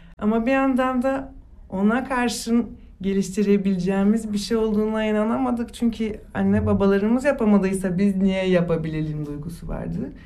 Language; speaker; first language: Turkish; early bilingual, heritage; Turkish